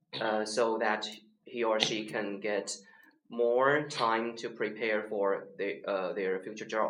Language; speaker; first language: English; non-native, learner; Chinese